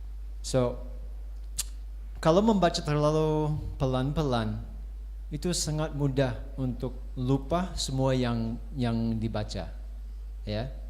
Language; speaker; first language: Indonesian; non-native, fluent; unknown